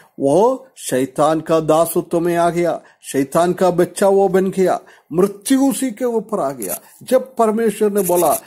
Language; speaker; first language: Hindi; non-native, local second language; Malayalam